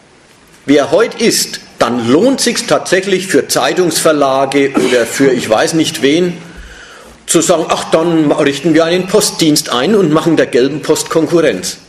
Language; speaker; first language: German; native; German